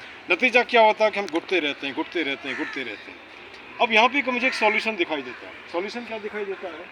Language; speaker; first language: Hindi; native; Hindi